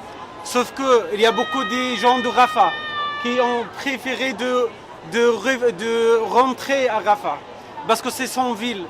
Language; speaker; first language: French; non-native, fluent; Arabic